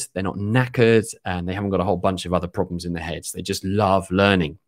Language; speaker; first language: English; native; English